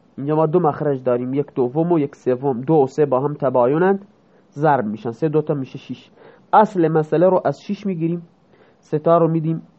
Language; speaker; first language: Persian; non-native, local second language; Baluchi